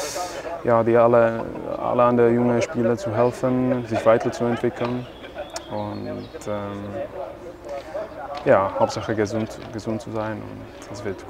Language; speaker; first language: German; non-native, fluent; Czech